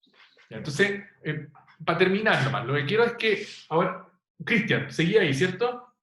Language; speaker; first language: Spanish; native; Spanish